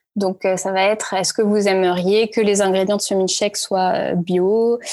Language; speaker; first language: French; native; French